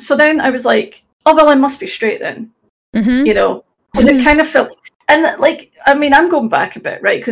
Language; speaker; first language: English; native; English